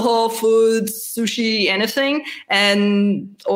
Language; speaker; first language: English; non-native, fluent; Polish